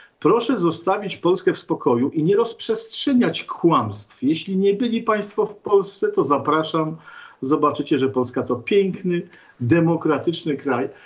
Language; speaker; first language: Polish; native; Polish